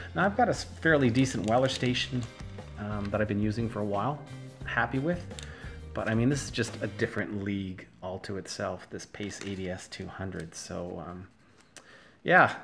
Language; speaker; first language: English; native; English